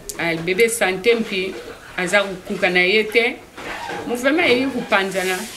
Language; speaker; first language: Lingala; non-native, local second language; Kituba (Democratic Republic of Congo)